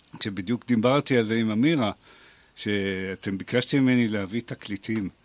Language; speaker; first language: Hebrew; native; Hebrew